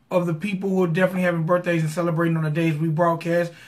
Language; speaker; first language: English; native; English